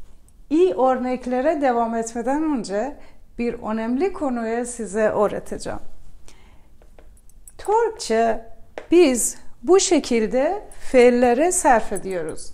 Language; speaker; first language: Turkish; non-native, learner; Persian